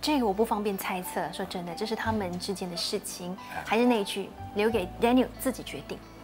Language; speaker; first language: Chinese; native; Chinese